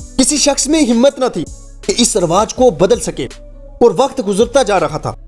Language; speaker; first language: Urdu; native; Urdu